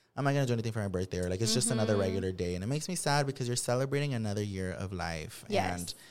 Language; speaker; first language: English; native; English